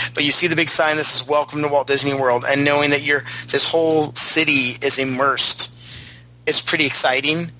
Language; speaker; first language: English; native; English